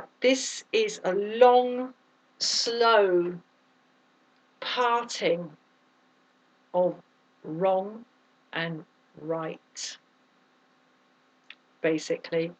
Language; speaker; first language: English; native; English